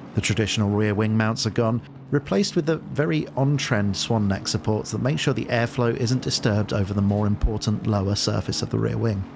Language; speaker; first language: English; native; English